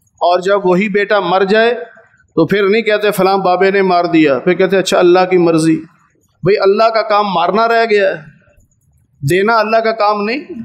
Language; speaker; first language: Urdu; non-native, local second language; Punjabi